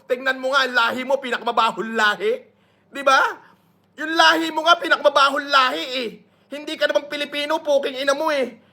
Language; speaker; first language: Filipino; native; Filipino